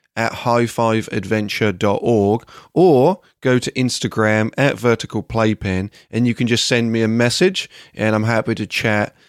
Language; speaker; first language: English; native; English